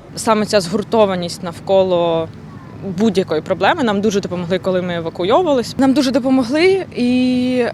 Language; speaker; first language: Ukrainian; non-native, local second language; Russian